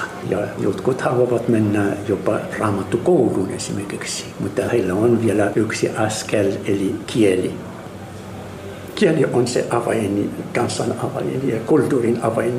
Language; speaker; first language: Finnish; non-native, fluent; Arabic